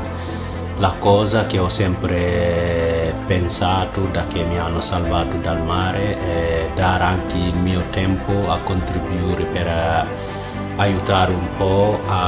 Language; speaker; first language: Italian; non-native, fluent; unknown